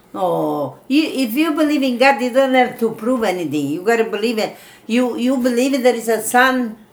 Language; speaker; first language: English; non-native, fluent; Italian